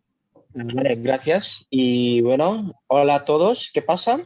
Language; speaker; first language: Spanish; non-native, learner; Indonesian